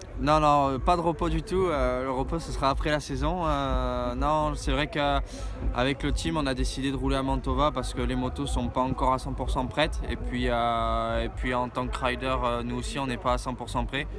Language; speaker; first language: French; native; French